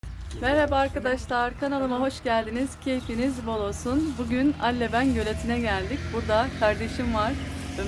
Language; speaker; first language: Turkish; native; Turkish